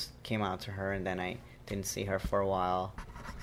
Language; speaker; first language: English; non-native, fluent; Portuguese